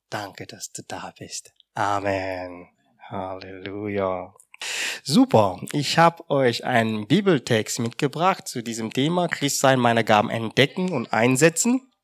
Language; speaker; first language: German; non-native, fluent; French